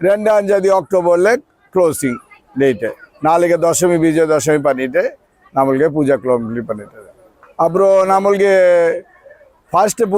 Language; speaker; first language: Tamil; non-native, learner; Bangla